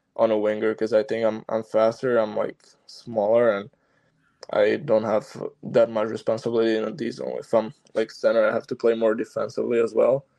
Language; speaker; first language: English; non-native, fluent; Slovak